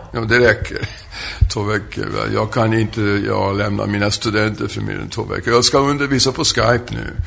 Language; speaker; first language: Swedish; non-native, fluent; French